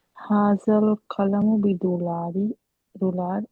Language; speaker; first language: Arabic; non-native, learner; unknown